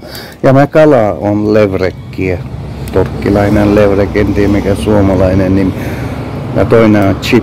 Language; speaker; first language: Finnish; non-native, fluent; Turkish